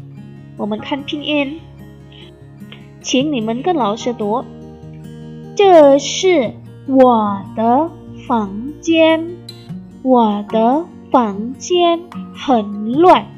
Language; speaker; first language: Chinese; non-native, fluent; Indonesian